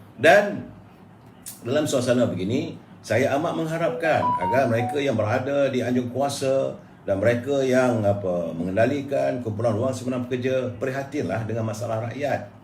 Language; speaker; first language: Malay; native; Malay